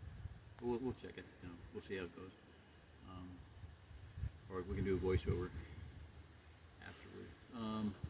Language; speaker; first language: English; native; English